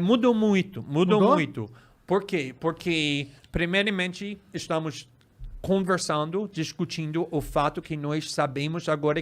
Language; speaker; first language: Portuguese; non-native, fluent; English